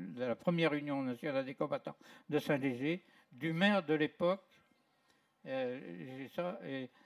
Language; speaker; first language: French; native; French